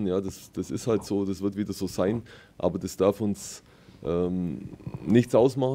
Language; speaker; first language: German; native; German